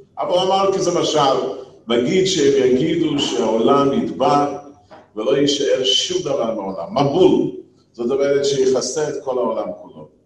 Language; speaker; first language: Hebrew; non-native, fluent; English